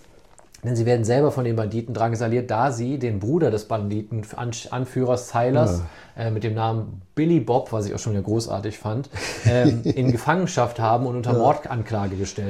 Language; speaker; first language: German; native; German